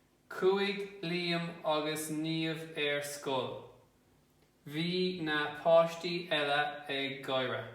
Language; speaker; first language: Irish; non-native, local second language; English